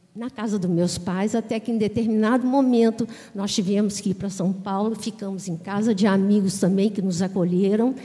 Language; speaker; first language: Portuguese; native; Portuguese